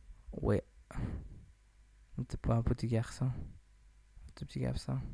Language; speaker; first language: French; non-native, learner; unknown